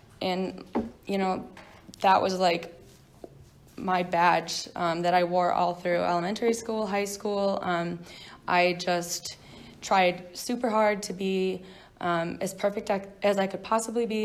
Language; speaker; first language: English; native; English